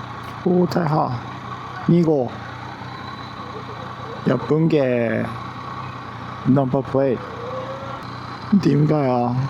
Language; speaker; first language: Chinese; non-native, learner; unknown